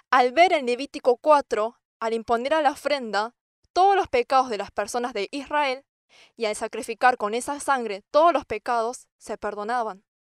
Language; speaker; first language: Spanish; non-native, fluent; English